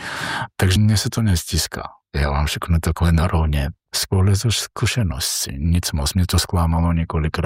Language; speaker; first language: Czech; non-native, learner; Georgian